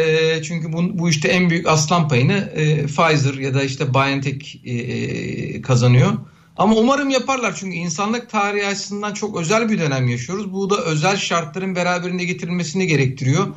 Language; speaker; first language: Turkish; native; Turkish